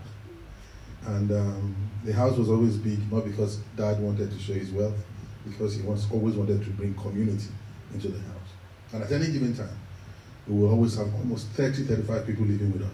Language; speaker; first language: English; non-native, local second language; Yoruba